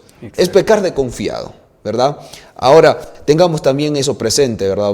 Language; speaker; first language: Spanish; native; Spanish